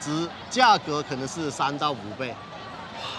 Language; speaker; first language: Chinese; native; Chinese